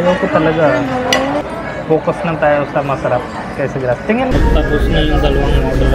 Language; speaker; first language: Filipino; non-native, learner; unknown